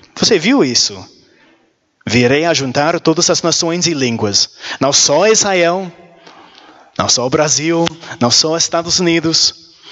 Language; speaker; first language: Portuguese; non-native, learner; English